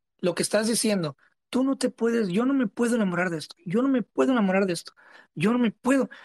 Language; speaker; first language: Spanish; early bilingual, heritage; Spanish